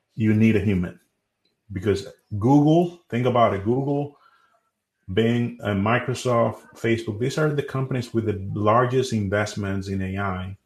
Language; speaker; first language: English; non-native, fluent; Spanish